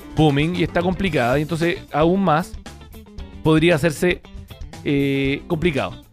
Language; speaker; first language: Spanish; native; Spanish